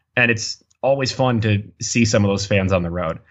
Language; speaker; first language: English; native; English